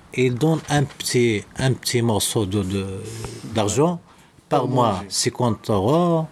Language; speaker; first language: French; non-native, learner; Arabic